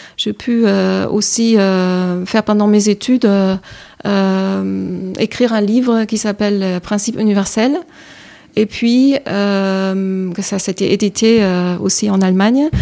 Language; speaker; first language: French; non-native, fluent; German